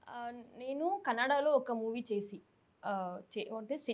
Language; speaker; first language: Telugu; non-native, learner; Tamil